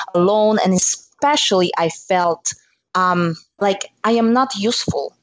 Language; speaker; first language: English; non-native, fluent; Slovak